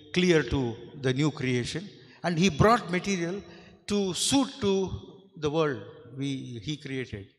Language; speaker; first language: English; non-native, local second language; Kannada